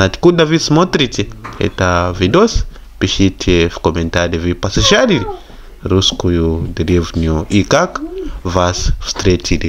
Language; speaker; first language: Russian; non-native, fluent; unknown